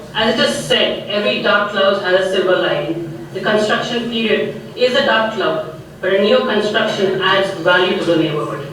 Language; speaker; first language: English; non-native, local second language; Punjabi